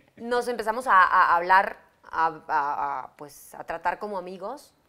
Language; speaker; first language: Spanish; native; Spanish